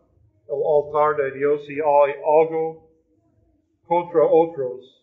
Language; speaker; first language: Spanish; non-native, fluent; English